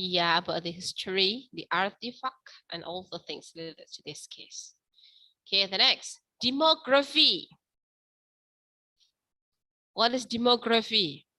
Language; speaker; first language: English; non-native, fluent; Indonesian